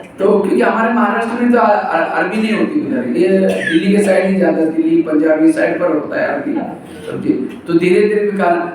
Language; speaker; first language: Hindi; non-native, local second language; Marathi